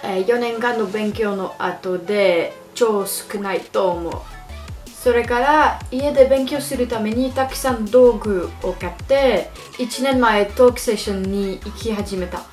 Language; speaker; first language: Japanese; non-native, learner; French